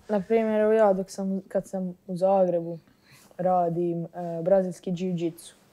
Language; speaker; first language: Croatian; native; Croatian